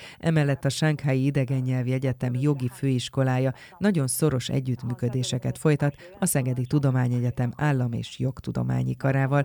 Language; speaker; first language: Hungarian; non-native, fluent; Chinese